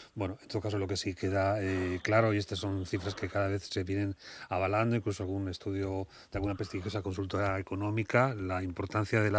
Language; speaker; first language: Spanish; native; Spanish